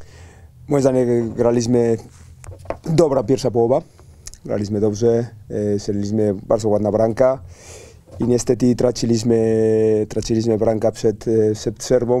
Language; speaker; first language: Polish; non-native, learner; Spanish